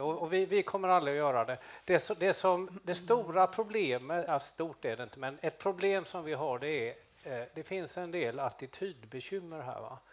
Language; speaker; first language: Swedish; native; Swedish